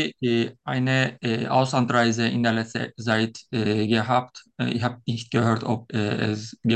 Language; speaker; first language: German; non-native, learner; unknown